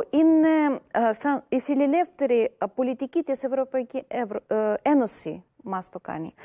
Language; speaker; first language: Greek; non-native, learner; Russian